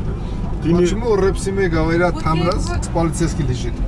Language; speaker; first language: Russian; non-native, learner; Armenian